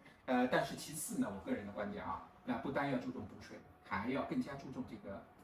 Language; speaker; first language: Chinese; native; Chinese